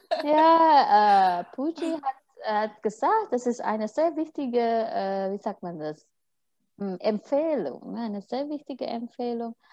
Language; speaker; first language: German; non-native, fluent; Indonesian